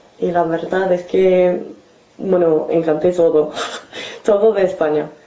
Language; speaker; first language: Spanish; non-native, fluent; English